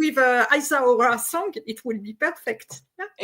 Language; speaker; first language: English; non-native, fluent; French